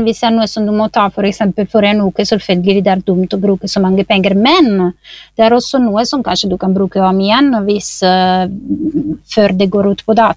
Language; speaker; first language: Norwegian; non-native, fluent; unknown